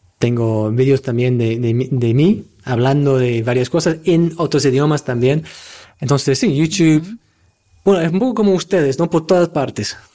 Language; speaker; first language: Spanish; non-native, fluent; English